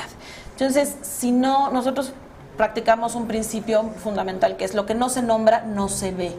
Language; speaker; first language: Spanish; native; Spanish